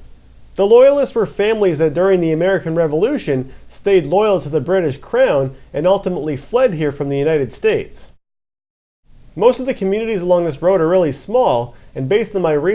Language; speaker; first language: English; native; English